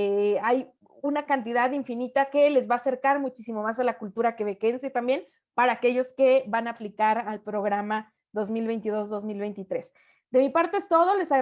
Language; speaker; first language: Spanish; native; Spanish